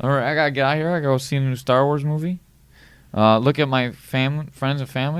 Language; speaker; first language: English; native; English